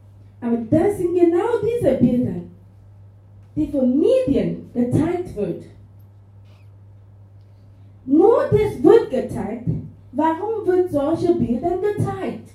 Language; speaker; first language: German; non-native, fluent; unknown